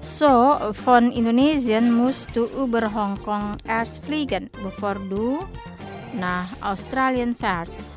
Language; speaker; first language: German; non-native, fluent; Indonesian